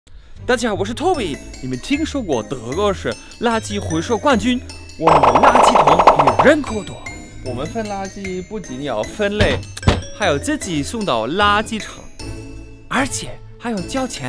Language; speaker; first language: Chinese; non-native, fluent; German